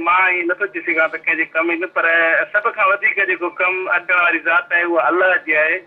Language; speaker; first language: Sindhi; native; Sindhi